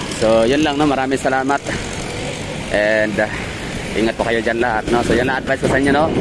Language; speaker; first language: Filipino; non-native, local second language; Cebuano